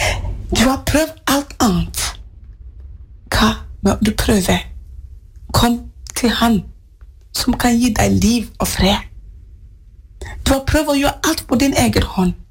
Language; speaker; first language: Norwegian; non-native, fluent; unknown